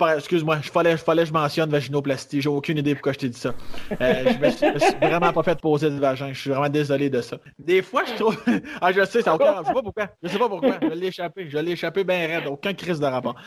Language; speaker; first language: French; native; French